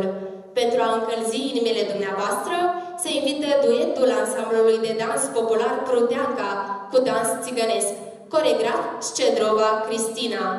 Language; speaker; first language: Romanian; native; Romanian